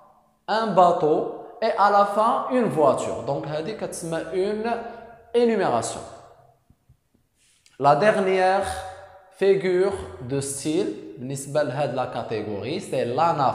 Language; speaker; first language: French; non-native, local second language; Arabic